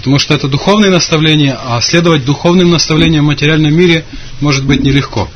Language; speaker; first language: Russian; native; Russian